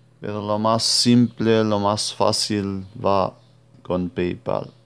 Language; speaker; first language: Spanish; non-native, fluent; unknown